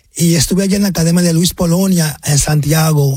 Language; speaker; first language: Spanish; early bilingual, heritage; Spanish